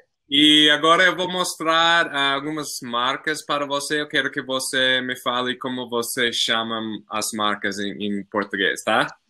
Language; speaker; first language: Portuguese; non-native, fluent; English